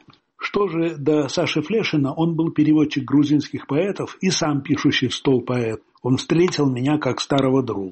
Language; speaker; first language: Russian; native; Russian